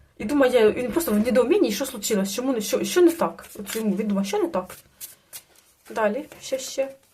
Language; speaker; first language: Ukrainian; non-native, local second language; Russian